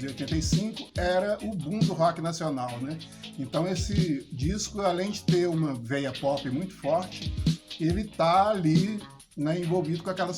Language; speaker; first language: Portuguese; native; Portuguese